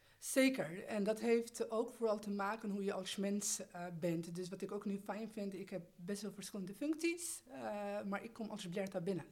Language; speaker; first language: Dutch; early bilingual, other home language; Albanian